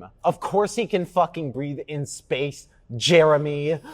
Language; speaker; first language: English; native; English